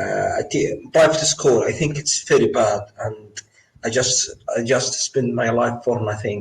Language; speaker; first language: English; non-native, learner; Arabic